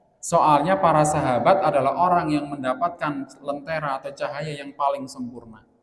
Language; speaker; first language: Indonesian; non-native, local second language; Javanese